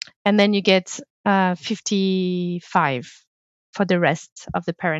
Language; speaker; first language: English; non-native, fluent; French